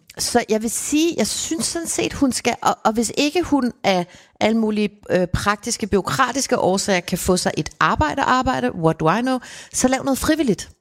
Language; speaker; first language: Danish; native; Danish